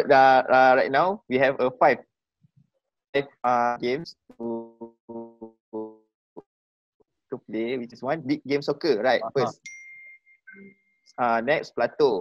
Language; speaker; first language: English; non-native, local second language; Malay